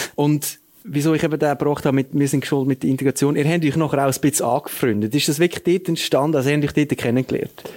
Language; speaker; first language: German; native; German